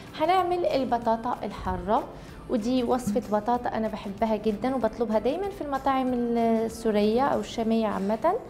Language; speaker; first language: Arabic; native; Arabic